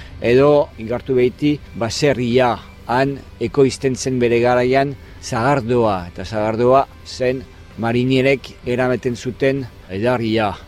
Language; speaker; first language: Basque; non-native, fluent; French